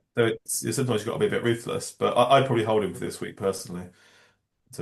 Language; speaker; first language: English; native; English